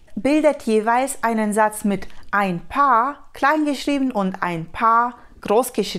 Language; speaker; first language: German; non-native, fluent; Romanian